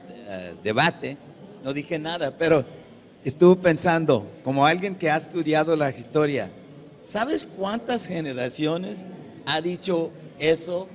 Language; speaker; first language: Spanish; early bilingual, heritage; English